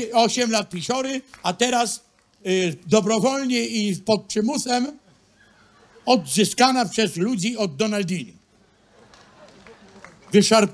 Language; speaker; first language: Polish; native; Polish